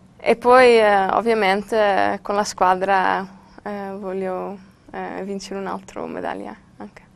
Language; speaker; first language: Italian; non-native, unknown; Dutch